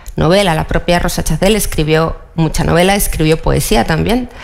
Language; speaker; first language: Spanish; native; Spanish